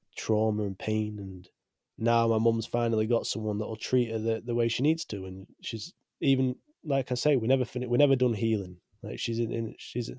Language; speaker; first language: English; native; English